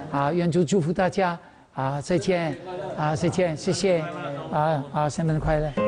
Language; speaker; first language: Chinese; non-native, fluent; French